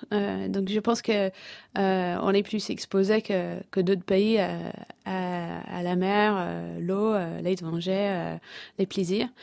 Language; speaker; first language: French; non-native, fluent; English